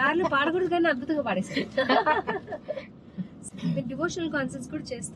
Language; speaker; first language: Telugu; native; Telugu